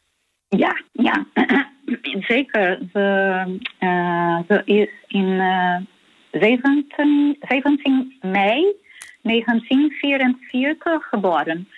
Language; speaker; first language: Dutch; non-native, learner; Portuguese